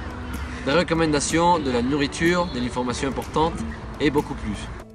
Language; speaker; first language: French; non-native, learner; Spanish